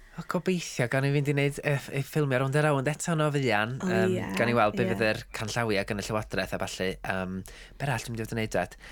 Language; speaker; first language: Welsh; native; Welsh